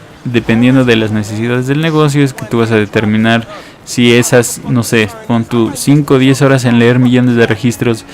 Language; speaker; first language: Spanish; native; Spanish